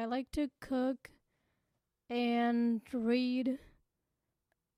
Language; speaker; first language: English; non-native, local second language; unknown